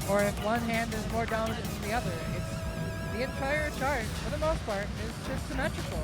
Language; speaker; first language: English; native; English